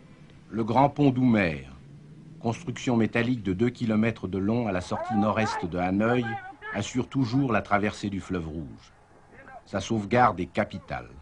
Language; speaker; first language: French; native; French